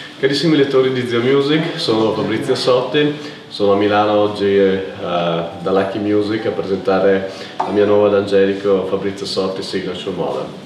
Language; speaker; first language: Italian; native; Italian